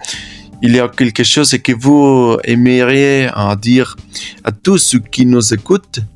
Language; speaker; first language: French; non-native, learner; Spanish